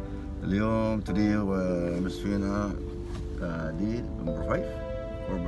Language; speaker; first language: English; non-native, local second language; Arabic